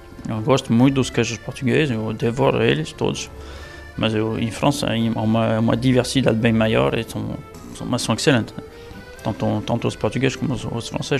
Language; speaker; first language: Portuguese; non-native, fluent; French